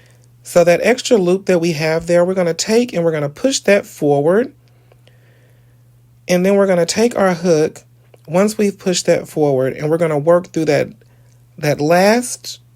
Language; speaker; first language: English; native; English